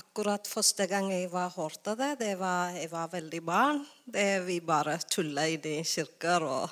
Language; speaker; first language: Norwegian; non-native, learner; Tamil